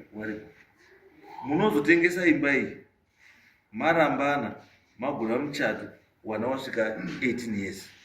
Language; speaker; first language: Shona; native; Shona